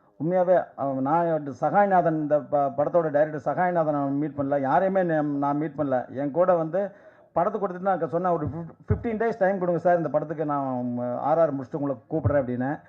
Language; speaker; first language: Tamil; native; Tamil